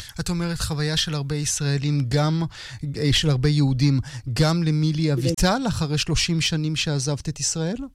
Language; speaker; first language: Hebrew; native; Hebrew